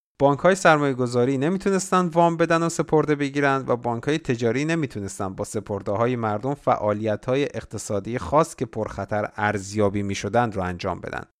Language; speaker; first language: Persian; native; Persian